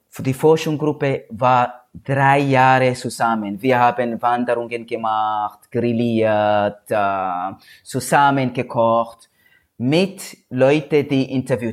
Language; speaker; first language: German; non-native, learner; Swahili